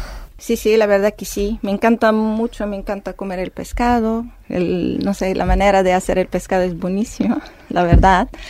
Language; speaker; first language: Spanish; non-native, fluent; Arabic